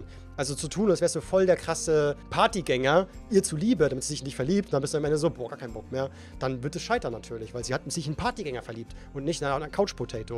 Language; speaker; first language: German; native; German